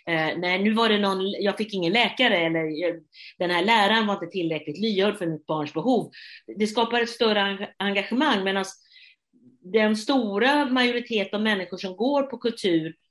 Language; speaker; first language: Swedish; native; Swedish